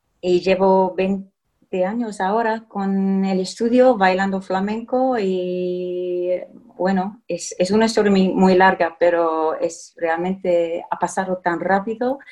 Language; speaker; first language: Spanish; non-native, fluent; English